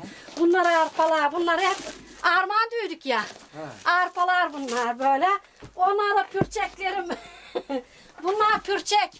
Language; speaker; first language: Turkish; native; Turkish